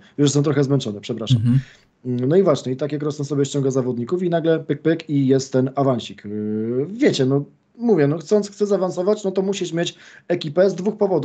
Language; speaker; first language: Polish; native; Polish